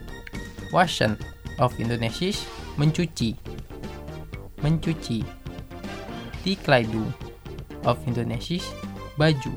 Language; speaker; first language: German; non-native, learner; Indonesian